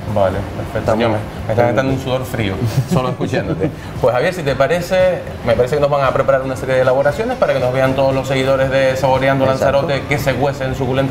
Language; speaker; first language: Spanish; native; Spanish